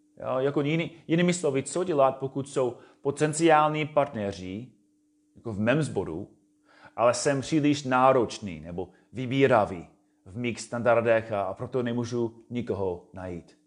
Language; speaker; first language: Czech; non-native, fluent; English